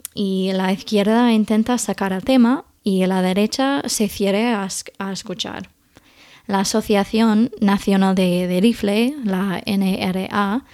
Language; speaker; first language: Spanish; non-native, fluent; English